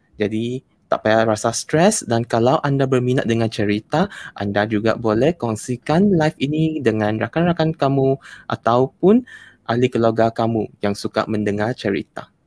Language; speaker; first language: Malay; non-native, local second language; Chinese